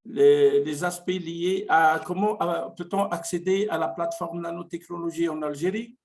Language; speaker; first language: French; non-native, local second language; Arabic